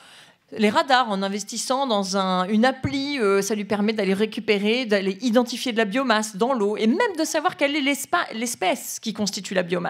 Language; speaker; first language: French; native; French